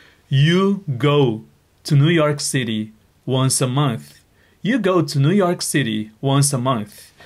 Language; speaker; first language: English; non-native, fluent; Portuguese